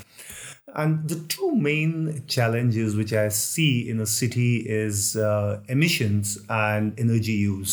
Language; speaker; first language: English; non-native, local second language; Hindi